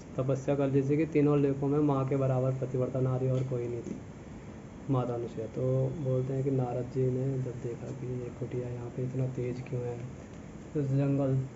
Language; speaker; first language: Hindi; native; Hindi